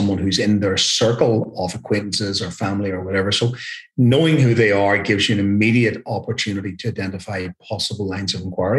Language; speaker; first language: English; native; English